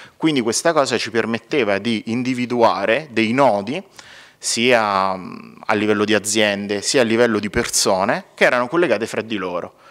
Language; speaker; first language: Italian; native; Italian